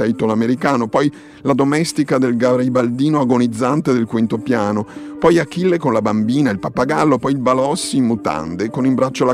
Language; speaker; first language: Italian; native; Italian